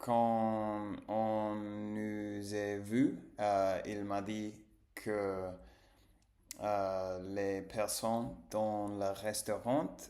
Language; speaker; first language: French; non-native, learner; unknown